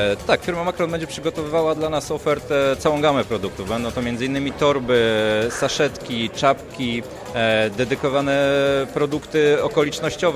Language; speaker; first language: Polish; native; Polish